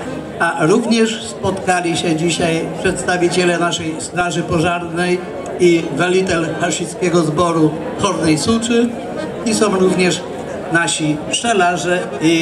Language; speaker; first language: Polish; native; Polish